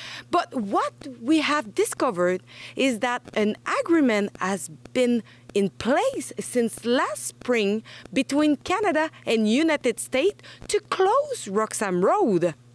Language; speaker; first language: English; non-native, fluent; French